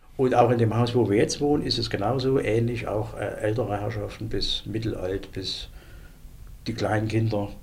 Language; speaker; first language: German; native; German